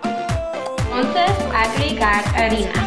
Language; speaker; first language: Spanish; non-native, learner; English